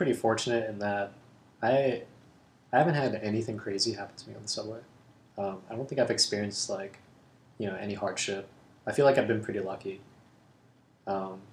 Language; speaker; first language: English; non-native, local second language; Cantonese